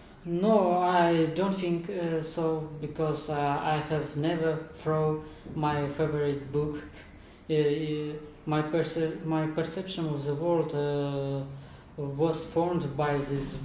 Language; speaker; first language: English; non-native, learner; Kazakh